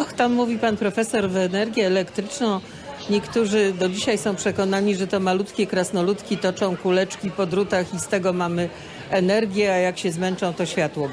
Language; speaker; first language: Polish; native; Polish